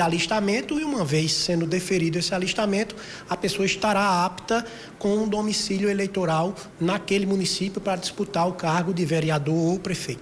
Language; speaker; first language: Portuguese; native; Portuguese